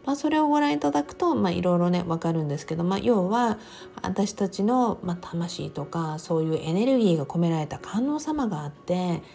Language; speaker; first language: Japanese; native; Japanese